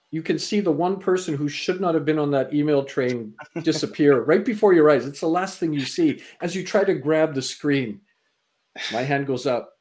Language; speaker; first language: English; native; English